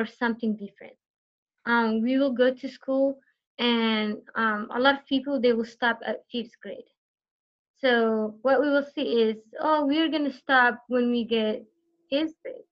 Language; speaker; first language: English; non-native, fluent; Tigrinya